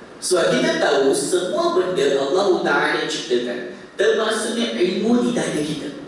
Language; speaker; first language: Malay; native; Malay